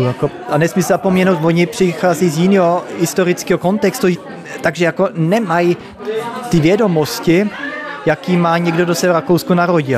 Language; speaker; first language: Czech; early bilingual, heritage; Czech